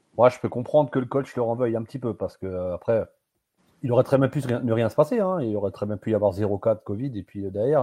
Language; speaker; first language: French; native; French